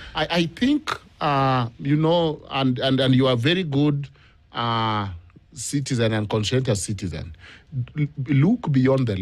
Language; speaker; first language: English; non-native, local second language; Luo (Kenya and Tanzania)